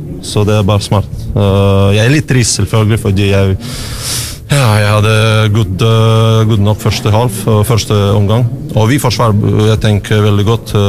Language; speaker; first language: Norwegian; non-native, learner; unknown